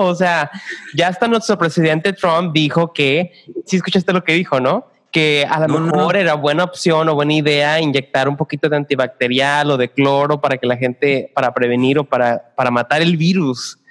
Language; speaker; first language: Spanish; native; Spanish